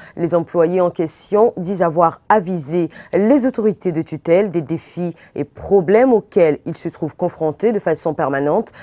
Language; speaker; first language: French; non-native, local second language; Arabic